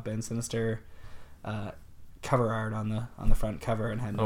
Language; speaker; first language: English; native; English